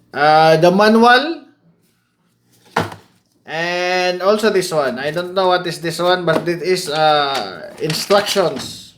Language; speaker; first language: English; non-native, local second language; Filipino